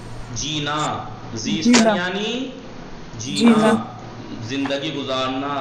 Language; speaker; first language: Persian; non-native, fluent; Urdu